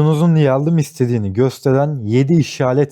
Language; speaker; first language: Turkish; native; Turkish